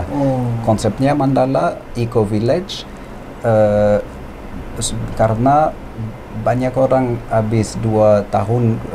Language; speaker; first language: Indonesian; non-native, fluent; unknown